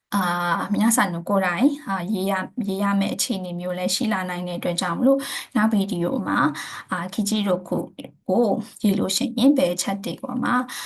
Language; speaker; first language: Burmese; native; Burmese